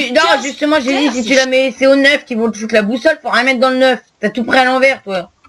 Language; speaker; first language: French; native; French